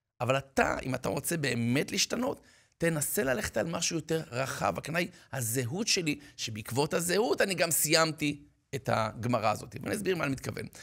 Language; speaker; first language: Hebrew; native; Hebrew